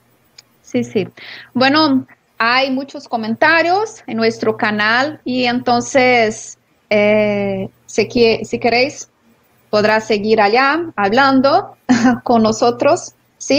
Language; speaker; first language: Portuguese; non-native, learner; Spanish